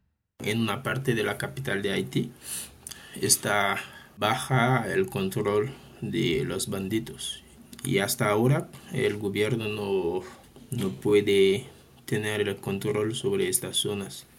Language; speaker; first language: Spanish; non-native, fluent; Haitian Creole